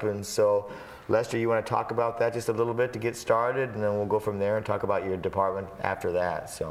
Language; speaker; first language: English; native; English